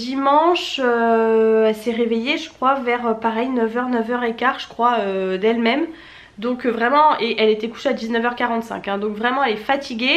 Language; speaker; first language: French; native; French